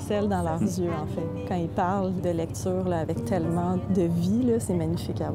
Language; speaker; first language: French; native; French